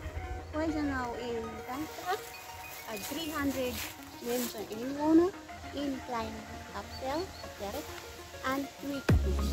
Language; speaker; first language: Dutch; non-native, learner; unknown